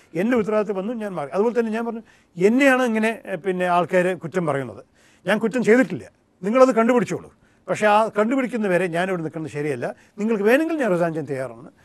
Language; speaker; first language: Malayalam; early bilingual, heritage; Malayalam